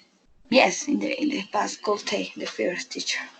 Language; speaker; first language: English; non-native, learner; Spanish